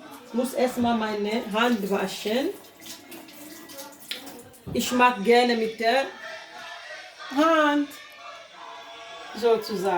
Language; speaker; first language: German; non-native, learner; Lingala